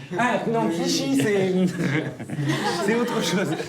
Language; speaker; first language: French; native; French